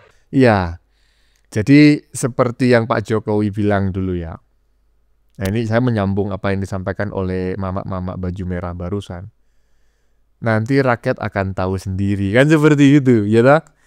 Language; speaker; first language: Indonesian; native; Indonesian